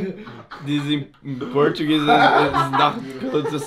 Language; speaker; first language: English; non-native, learner; Portuguese